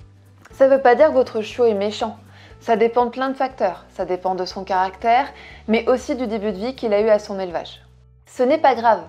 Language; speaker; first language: French; native; French